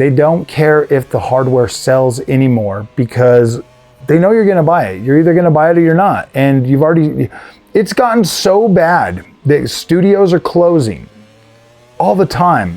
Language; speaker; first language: English; native; English